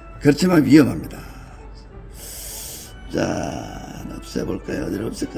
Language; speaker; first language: Korean; native; Korean